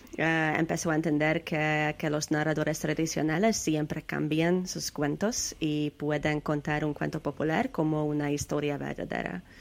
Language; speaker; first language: Spanish; non-native, learner; Hungarian